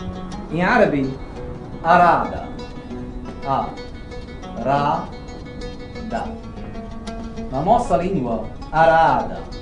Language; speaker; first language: Portuguese; non-native, learner; Arabic